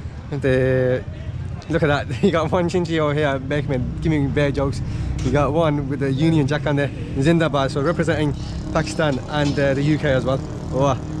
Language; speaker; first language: English; early bilingual, other home language; Punjabi